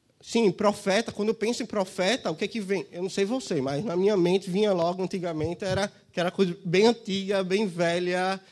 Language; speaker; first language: Portuguese; native; Portuguese